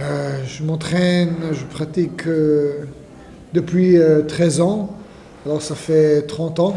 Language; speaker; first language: French; non-native, fluent; Hebrew